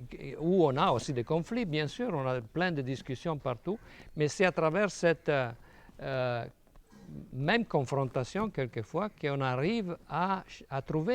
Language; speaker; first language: French; non-native, fluent; Italian